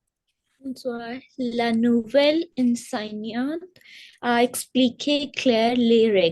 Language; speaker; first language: French; non-native, learner; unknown